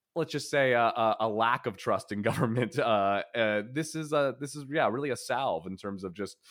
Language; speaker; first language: English; native; English